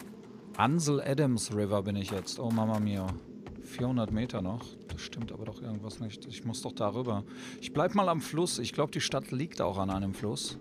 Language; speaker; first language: German; native; German